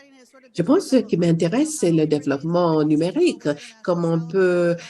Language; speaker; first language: French; non-native, fluent; English